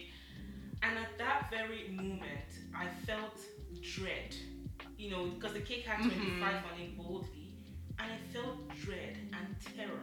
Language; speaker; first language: English; non-native, local second language; Yoruba